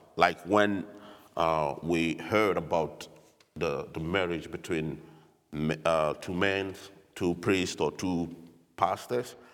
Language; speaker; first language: English; non-native, fluent; French